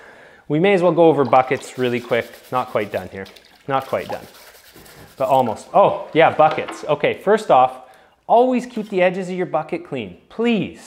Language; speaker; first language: English; native; English